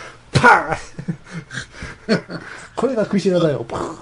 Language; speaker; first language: Japanese; non-native, fluent; English